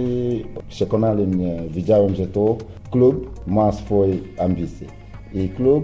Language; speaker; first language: Polish; non-native, fluent; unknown